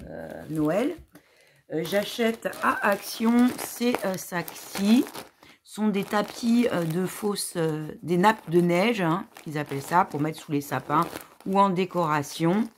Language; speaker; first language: French; native; French